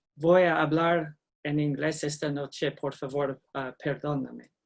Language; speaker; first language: Spanish; non-native, learner; English